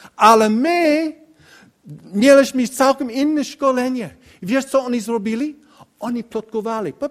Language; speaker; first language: Polish; non-native, learner; English